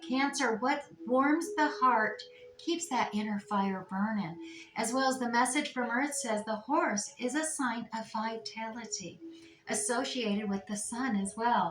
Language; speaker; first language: English; native; English